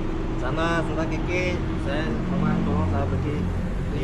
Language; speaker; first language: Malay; non-native, local second language; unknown